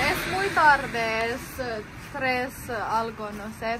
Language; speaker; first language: Spanish; non-native, learner; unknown